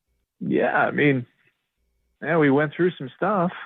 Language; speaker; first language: English; native; English